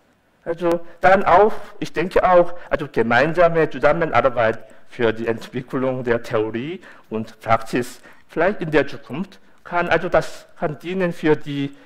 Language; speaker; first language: German; non-native, fluent; Korean